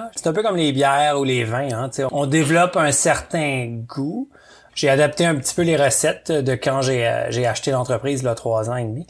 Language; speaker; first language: French; native; French